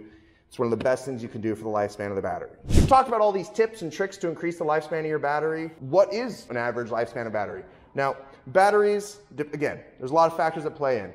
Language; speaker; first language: English; native; English